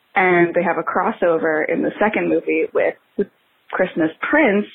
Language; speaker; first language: English; native; English